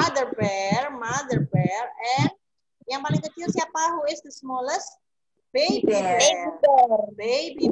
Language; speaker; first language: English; non-native, fluent; Indonesian